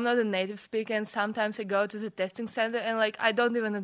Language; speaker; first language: English; non-native, fluent; Russian